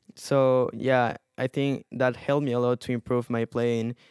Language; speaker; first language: English; non-native, fluent; Spanish